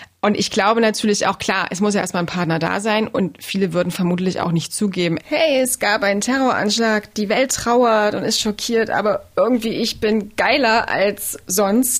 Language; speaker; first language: German; native; German